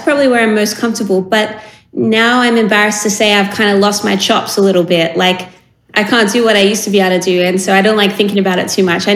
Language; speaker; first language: English; native; English